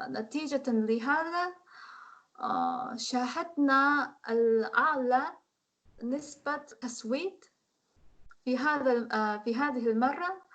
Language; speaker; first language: Arabic; non-native, learner; Korean